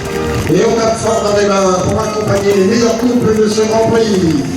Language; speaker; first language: French; native; French